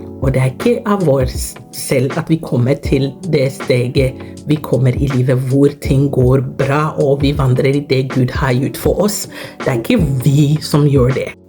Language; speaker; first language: Norwegian; non-native, fluent; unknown